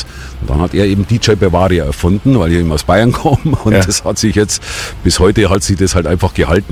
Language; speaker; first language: German; native; German